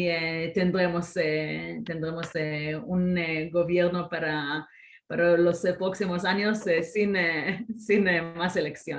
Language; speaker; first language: Spanish; non-native, fluent; Hebrew